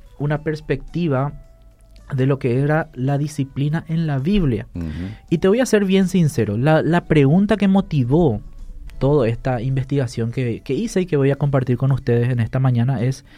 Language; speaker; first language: Spanish; non-native, local second language; Guarani